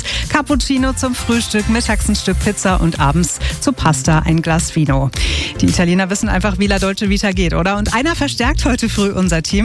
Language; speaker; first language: German; native; German